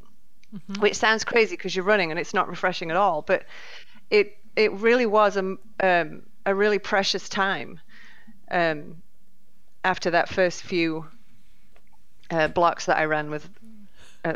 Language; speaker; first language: English; native; English